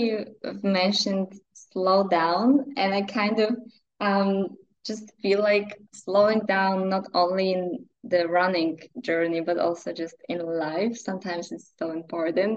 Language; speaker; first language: English; non-native, fluent; Polish